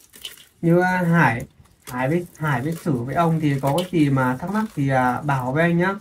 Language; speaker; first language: Vietnamese; native; Vietnamese